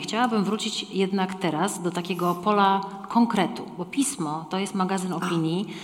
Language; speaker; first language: Polish; native; Polish